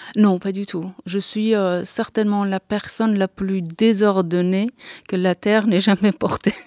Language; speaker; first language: French; non-native, fluent; Persian